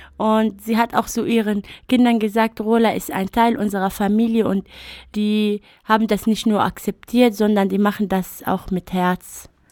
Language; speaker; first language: German; non-native, fluent; Arabic